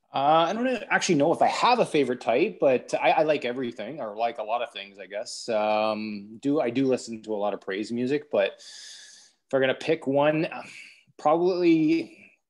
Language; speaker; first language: English; native; English